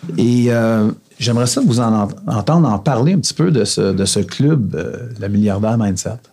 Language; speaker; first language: French; native; French